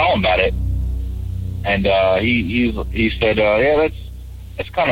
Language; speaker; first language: English; native; English